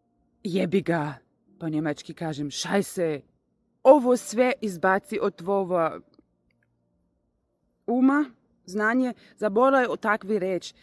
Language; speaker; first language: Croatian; non-native, learner; Russian